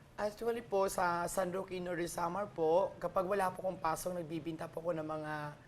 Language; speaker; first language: Filipino; non-native, local second language; Waray